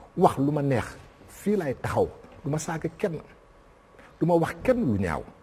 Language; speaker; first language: Wolof; non-native, local second language; Fula